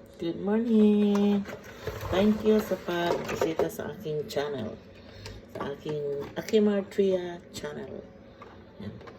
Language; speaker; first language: Filipino; non-native, local second language; Bikol